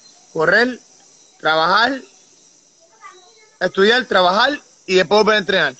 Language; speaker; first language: Spanish; native; Spanish